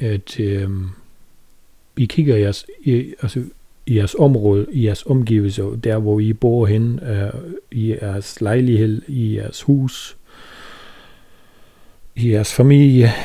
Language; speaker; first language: Danish; non-native, fluent; German